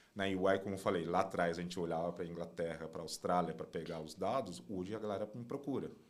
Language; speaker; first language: Portuguese; non-native, fluent; Chinese